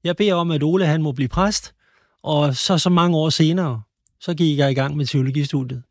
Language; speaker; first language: Danish; native; Danish